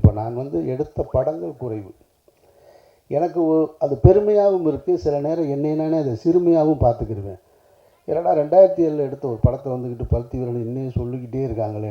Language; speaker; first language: Tamil; native; Tamil